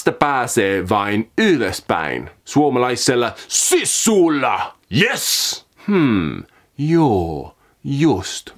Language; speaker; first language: Finnish; non-native, learner; English